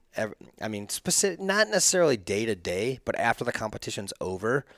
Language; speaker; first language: English; native; English